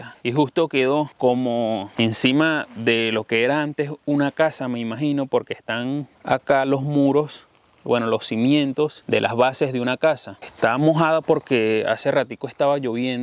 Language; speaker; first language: Spanish; native; Spanish